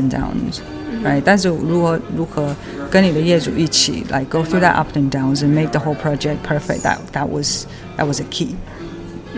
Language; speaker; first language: English; non-native, fluent; Chinese